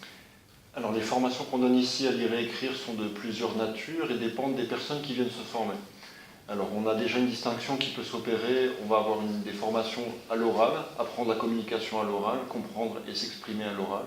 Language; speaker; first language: French; native; French